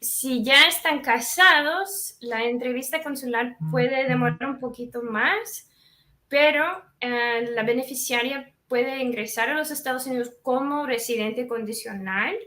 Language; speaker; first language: Spanish; non-native, fluent; English